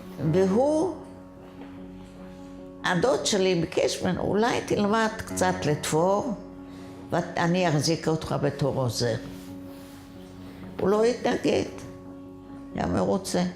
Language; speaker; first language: Hebrew; non-native, fluent; Yiddish